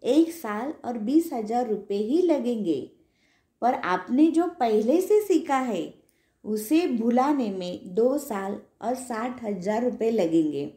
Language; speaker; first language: Hindi; non-native, local second language; Marathi